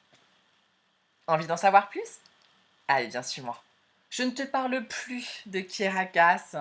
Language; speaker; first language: French; native; French